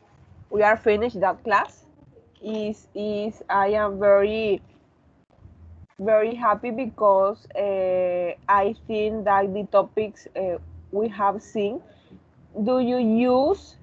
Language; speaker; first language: English; non-native, learner; Spanish